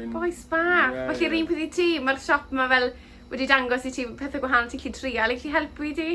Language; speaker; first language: Welsh; native; Welsh